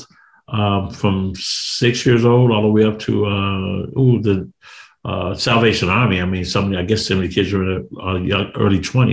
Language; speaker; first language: English; native; English